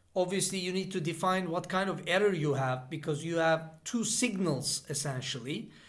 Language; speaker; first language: English; non-native, fluent; Turkish